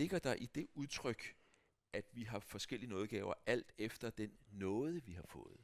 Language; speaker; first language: Danish; native; Danish